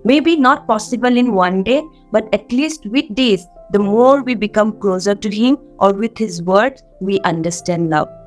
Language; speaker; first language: English; non-native, local second language; Assamese